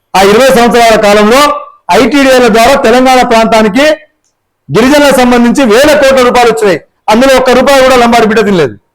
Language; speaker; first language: Telugu; non-native, local second language; Lambadi